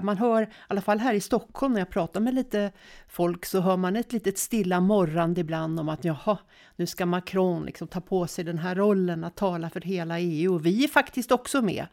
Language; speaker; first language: Swedish; native; Swedish